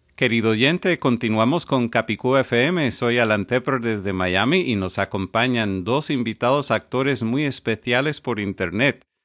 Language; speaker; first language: Spanish; non-native, fluent; English